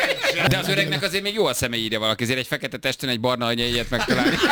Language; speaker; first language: Hungarian; native; Hungarian